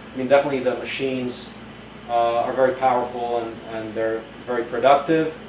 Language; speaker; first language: English; non-native, fluent; Polish